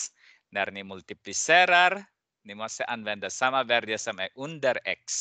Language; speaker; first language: Swedish; non-native, fluent; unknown